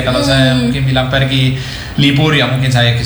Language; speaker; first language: Indonesian; non-native, fluent; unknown